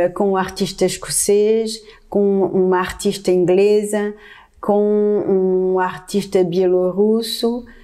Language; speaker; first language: Portuguese; non-native, fluent; French